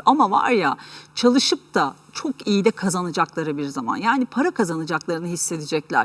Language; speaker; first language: Turkish; native; Turkish